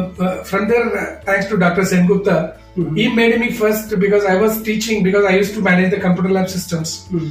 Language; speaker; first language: English; non-native, local second language; Tamil